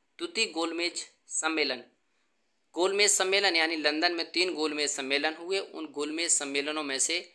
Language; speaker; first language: Hindi; native; Hindi